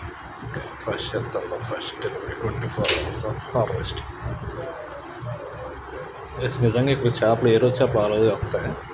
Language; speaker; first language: Telugu; native; Telugu